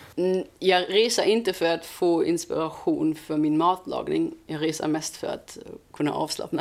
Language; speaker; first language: Swedish; non-native, fluent; German